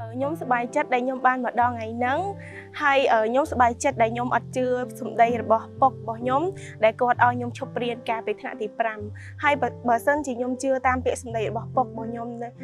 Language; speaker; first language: Khmer; non-native, local second language; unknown